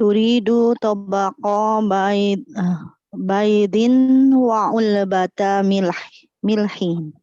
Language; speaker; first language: Arabic; non-native, learner; Indonesian